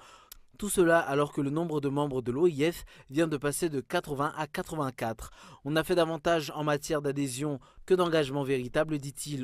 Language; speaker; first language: French; non-native, local second language; Malagasy